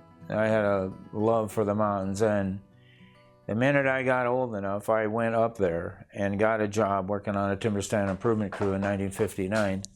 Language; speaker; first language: English; native; English